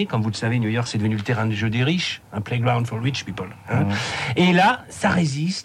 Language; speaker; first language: French; native; French